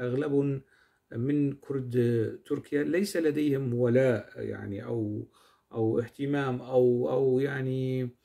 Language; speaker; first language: Arabic; non-native, local second language; Kurdish